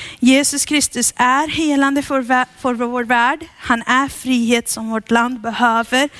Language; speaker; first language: Swedish; early bilingual, heritage; Swedish